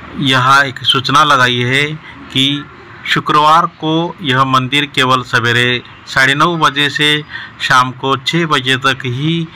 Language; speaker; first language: Hindi; non-native, local second language; Marathi